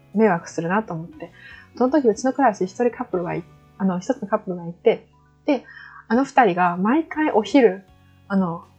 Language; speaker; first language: Japanese; non-native, fluent; Chinese